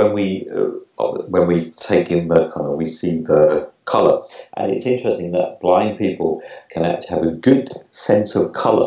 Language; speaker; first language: English; native; English